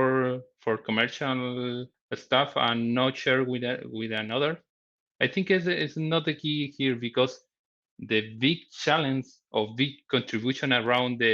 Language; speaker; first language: English; non-native, learner; Spanish